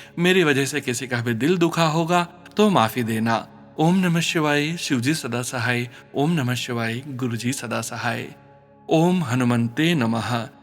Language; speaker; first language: Hindi; native; Hindi